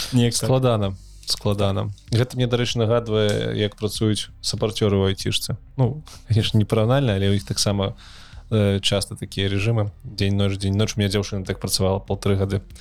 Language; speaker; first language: Belarusian; native; Belarusian